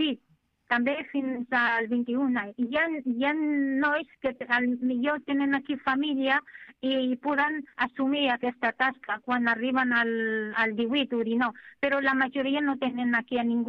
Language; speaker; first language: Catalan; non-native, fluent; Arabic